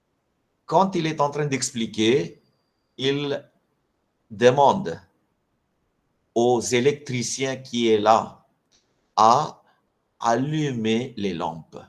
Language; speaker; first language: French; non-native, fluent; Tamil